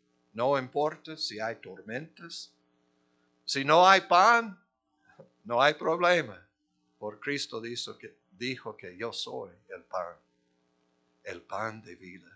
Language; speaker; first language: Spanish; non-native, fluent; English